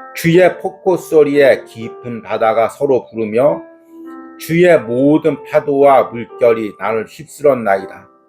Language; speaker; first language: Korean; native; Korean